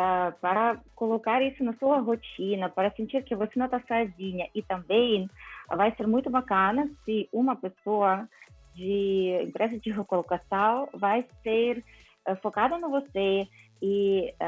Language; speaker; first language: Portuguese; non-native, fluent; Ukrainian